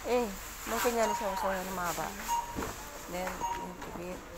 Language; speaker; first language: Arabic; non-native, learner; Filipino